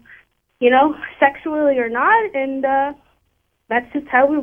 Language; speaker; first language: English; native; English